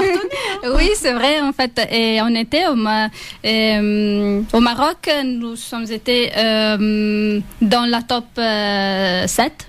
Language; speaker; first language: French; non-native, fluent; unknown